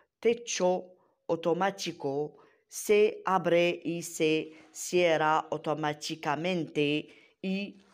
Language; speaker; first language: Spanish; non-native, learner; Arabic